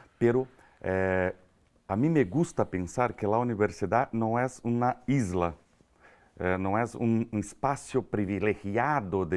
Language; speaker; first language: Spanish; non-native, learner; Portuguese